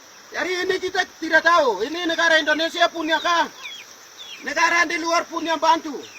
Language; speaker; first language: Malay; non-native, local second language; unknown